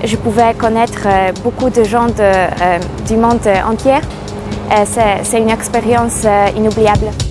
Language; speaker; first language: French; non-native, fluent; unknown